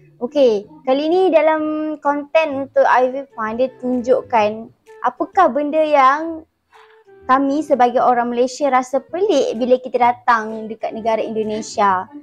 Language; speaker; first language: Malay; native; Malay